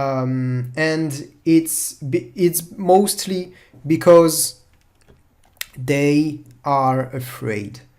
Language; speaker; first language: English; non-native, fluent; French